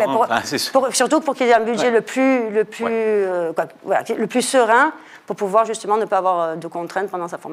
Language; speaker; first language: French; native; French